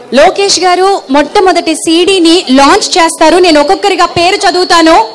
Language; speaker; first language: Telugu; native; Telugu